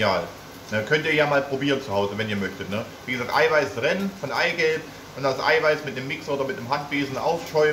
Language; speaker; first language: German; native; German